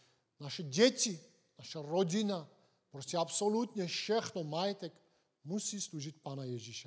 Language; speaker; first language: Czech; non-native, fluent; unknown